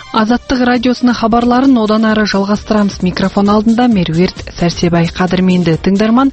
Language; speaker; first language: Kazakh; native; Kazakh